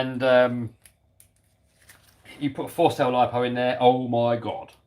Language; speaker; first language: English; native; English